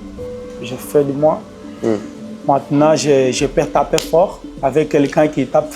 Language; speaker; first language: French; non-native, learner; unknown